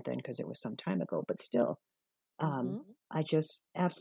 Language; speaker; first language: English; native; English